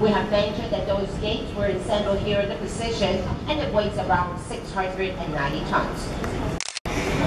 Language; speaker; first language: English; non-native, fluent; Spanish